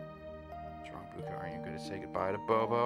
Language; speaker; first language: English; native; English